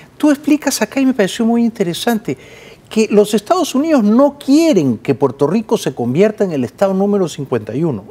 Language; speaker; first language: Spanish; native; Spanish